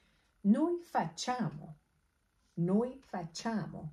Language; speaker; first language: Italian; non-native, fluent; Persian